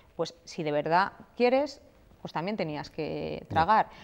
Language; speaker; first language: Spanish; native; Spanish